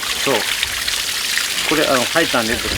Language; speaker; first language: Japanese; native; Japanese